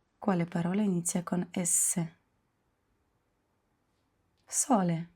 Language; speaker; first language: Italian; non-native, fluent; Ukrainian